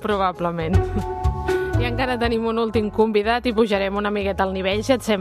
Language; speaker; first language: Catalan; native; Catalan